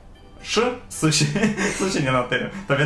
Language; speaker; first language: Japanese; non-native, fluent; Russian